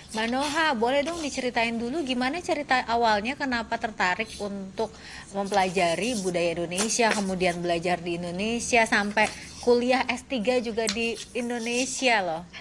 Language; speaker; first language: Indonesian; native; Indonesian